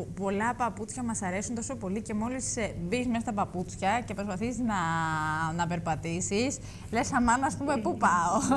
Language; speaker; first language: Greek; native; Greek